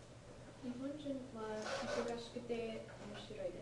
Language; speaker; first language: Japanese; non-native, learner; English